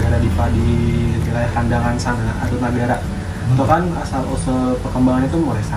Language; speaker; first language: Indonesian; non-native, local second language; Banjar